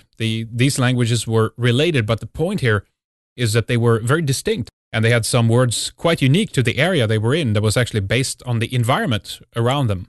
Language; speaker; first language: English; non-native, fluent; Swedish